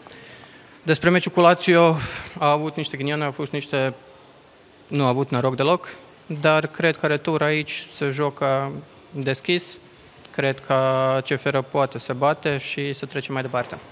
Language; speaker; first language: Romanian; non-native, learner; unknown